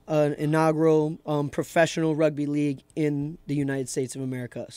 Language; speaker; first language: English; native; English